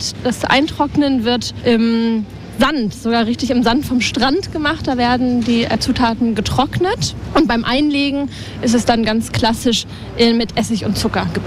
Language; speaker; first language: German; non-native, fluent; Latvian